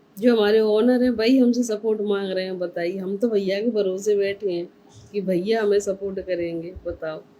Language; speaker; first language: Hindi; non-native, local second language; Bangla